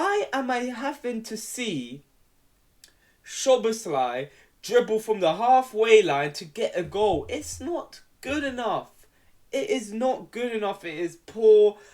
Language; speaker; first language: English; native; English